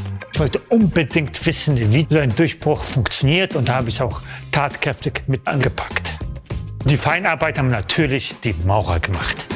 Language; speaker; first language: German; early bilingual, other home language; Polish